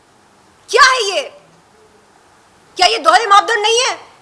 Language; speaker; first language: Hindi; native; Hindi